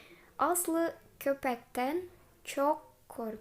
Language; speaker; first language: Turkish; non-native, fluent; Indonesian